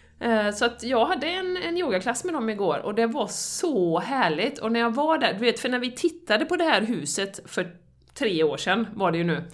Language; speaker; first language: Swedish; native; Swedish